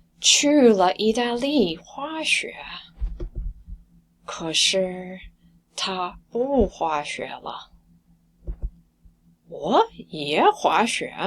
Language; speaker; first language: Chinese; non-native, fluent; English